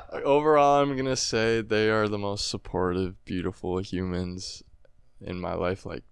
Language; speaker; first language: English; native; English